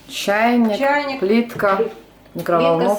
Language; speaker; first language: Russian; native; Russian